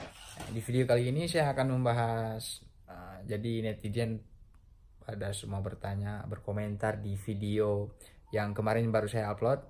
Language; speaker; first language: Indonesian; non-native, local second language; Achinese